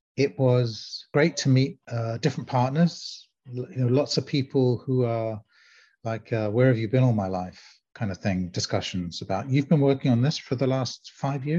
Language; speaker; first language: English; native; English